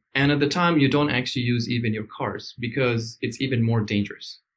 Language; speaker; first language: English; non-native, fluent; Arabic